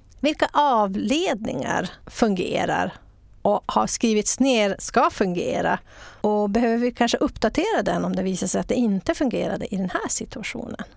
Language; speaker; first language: Swedish; native; Swedish